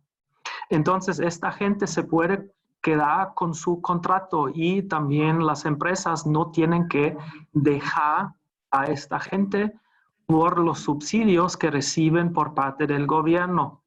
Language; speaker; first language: Spanish; non-native, fluent; German